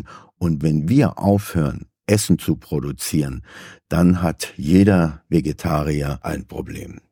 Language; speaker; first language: German; native; German